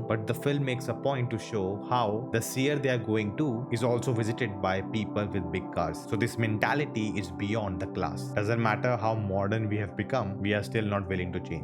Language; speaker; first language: English; non-native, local second language; Hindi